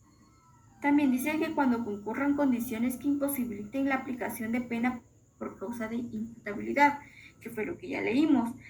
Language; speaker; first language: Spanish; native; Spanish